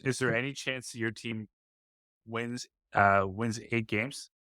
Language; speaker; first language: English; native; English